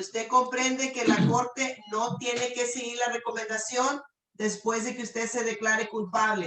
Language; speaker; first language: Spanish; native; Spanish